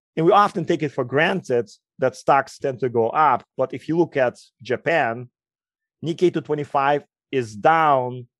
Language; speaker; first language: English; non-native, fluent; Ukrainian